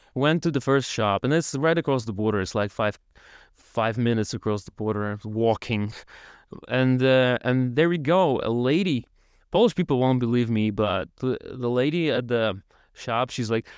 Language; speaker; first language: English; non-native, learner; Russian